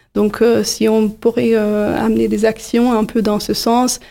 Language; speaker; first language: French; non-native, fluent; Hungarian